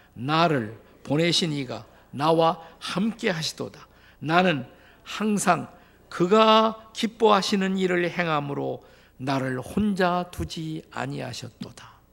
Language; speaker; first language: Korean; native; Korean